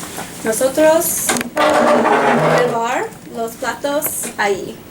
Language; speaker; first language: Spanish; non-native, learner; English